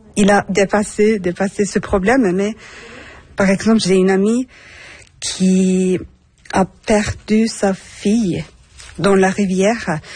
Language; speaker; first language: French; non-native, learner; Turkish